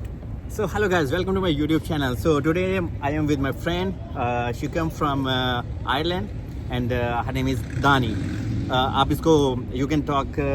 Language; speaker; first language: English; non-native, learner; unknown